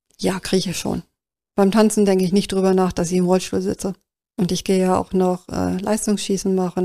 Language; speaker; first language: German; native; German